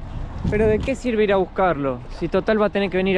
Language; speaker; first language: Spanish; native; Spanish